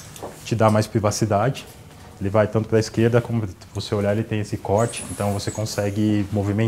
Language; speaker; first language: Portuguese; native; Portuguese